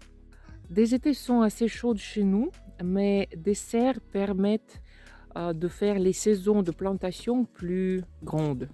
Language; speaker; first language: French; non-native, fluent; Russian